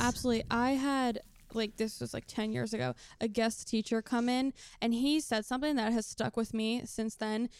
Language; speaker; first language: English; native; English